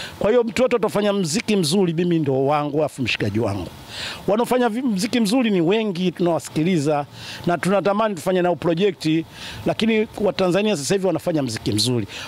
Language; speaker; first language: Swahili; native; Swahili